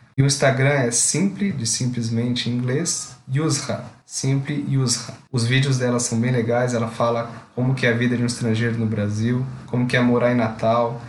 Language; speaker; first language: Portuguese; native; Portuguese